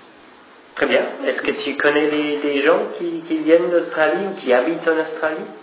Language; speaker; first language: French; non-native, fluent; English